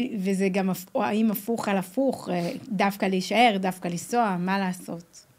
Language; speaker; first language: Hebrew; native; Hebrew